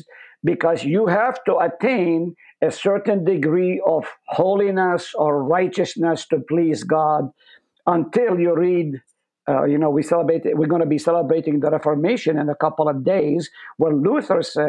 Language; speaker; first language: English; non-native, fluent; Hebrew